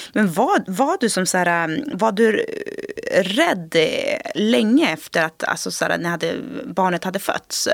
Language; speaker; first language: Swedish; early bilingual, other home language; Portuguese